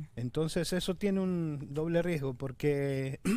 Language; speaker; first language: Spanish; native; Spanish